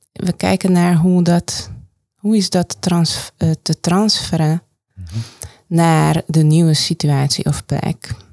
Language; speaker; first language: Dutch; non-native, fluent; Hungarian